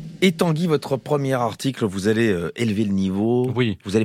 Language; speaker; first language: French; native; French